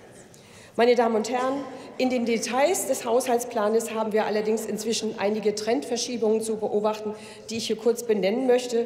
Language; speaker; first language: German; native; German